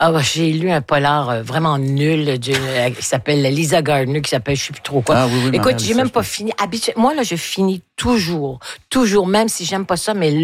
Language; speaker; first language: French; native; French